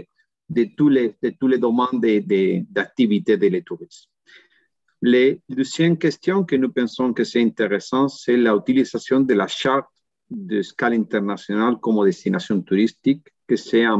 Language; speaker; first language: French; non-native, learner; Spanish